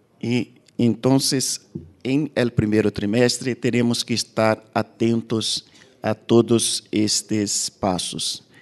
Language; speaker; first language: Portuguese; native; Portuguese